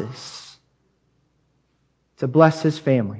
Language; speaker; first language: English; native; English